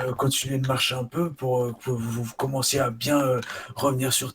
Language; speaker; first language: French; native; French